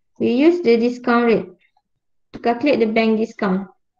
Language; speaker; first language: English; non-native, local second language; Malay